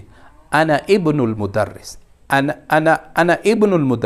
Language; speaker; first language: Arabic; non-native, fluent; Urdu